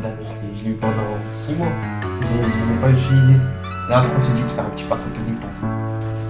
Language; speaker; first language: French; native; French